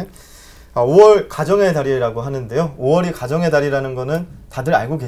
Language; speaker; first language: Korean; native; Korean